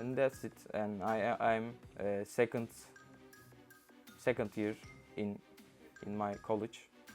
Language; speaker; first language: English; non-native, learner; Turkish